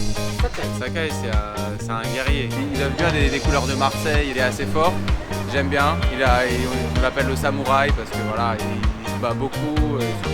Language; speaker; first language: French; native; French